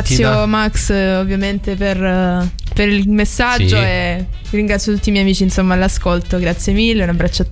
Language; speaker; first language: Italian; native; Italian